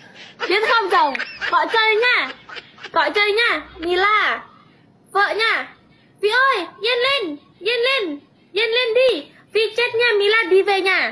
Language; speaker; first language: Vietnamese; non-native, learner; Indonesian